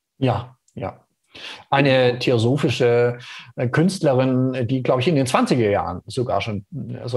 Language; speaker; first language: German; native; German